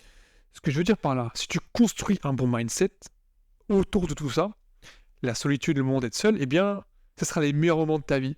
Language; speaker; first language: French; native; French